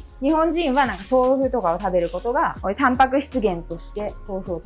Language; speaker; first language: Japanese; native; Japanese